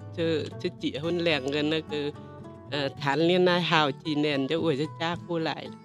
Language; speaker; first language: Chinese; non-native, learner; Vietnamese